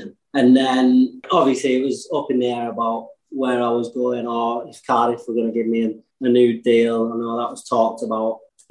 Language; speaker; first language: English; native; English